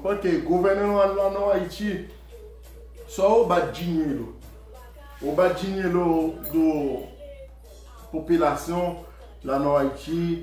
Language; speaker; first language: Portuguese; non-native, learner; Haitian Creole